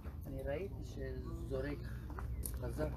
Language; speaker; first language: Hebrew; non-native, learner; Romanian